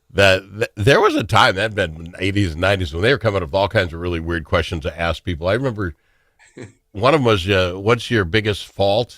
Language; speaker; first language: English; native; English